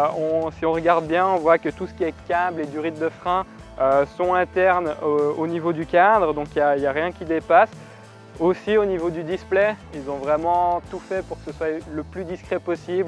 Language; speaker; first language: French; native; French